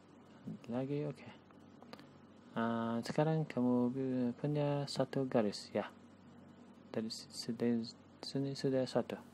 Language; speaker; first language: Indonesian; non-native, learner; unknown